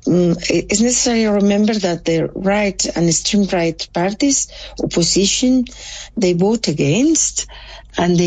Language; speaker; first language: English; non-native, local second language; Spanish